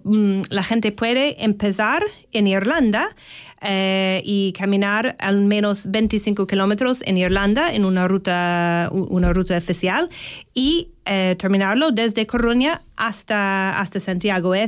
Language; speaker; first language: Spanish; non-native, learner; English